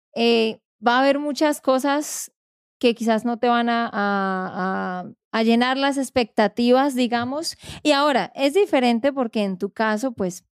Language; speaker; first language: Spanish; native; Spanish